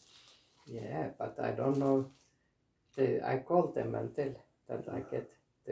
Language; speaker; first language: English; non-native, learner; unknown